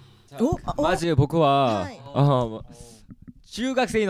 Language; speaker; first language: Japanese; non-native, learner; Korean